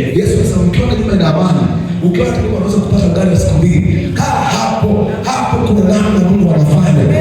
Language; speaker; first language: Swahili; non-native, local second language; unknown